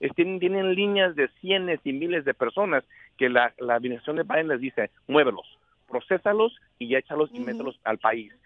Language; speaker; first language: Spanish; early bilingual, heritage; Spanish